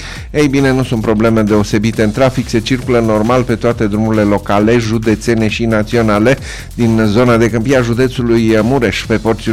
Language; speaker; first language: Romanian; native; Romanian